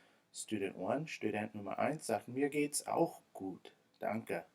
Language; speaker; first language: German; non-native, fluent; English